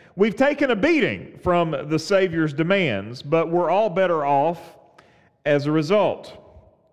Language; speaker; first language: English; native; English